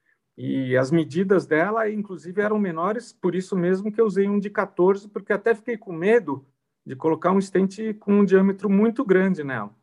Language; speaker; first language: Portuguese; native; Portuguese